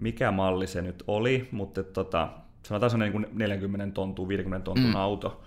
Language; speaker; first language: Finnish; native; Finnish